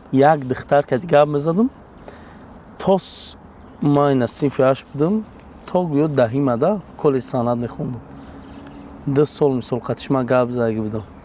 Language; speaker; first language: Tajik; native; Tajik